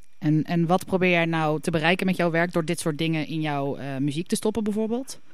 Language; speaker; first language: Dutch; native; Dutch